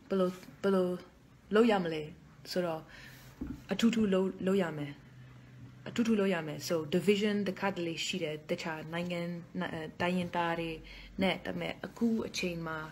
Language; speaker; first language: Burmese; non-native, fluent; Dutch